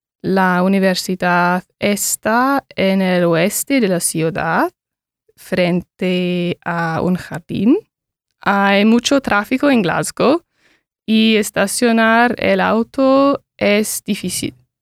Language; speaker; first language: Spanish; non-native, learner; English